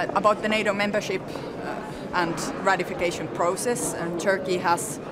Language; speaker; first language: English; non-native, fluent; Finnish